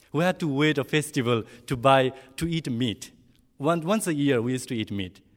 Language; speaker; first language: English; non-native, learner; Nepali